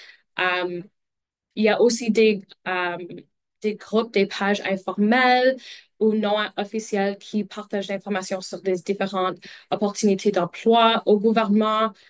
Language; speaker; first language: French; non-native, local second language; English